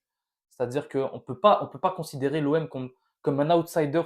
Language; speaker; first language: French; native; French